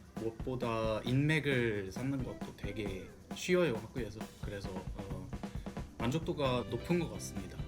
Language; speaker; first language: Korean; non-native, fluent; German